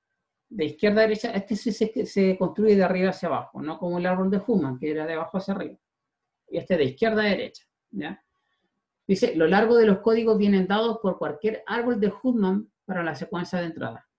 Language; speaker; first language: Spanish; native; Spanish